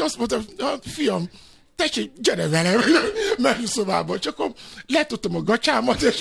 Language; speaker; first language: Hungarian; non-native, fluent; Yoruba